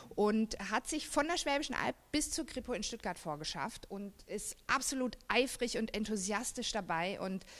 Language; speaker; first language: German; native; German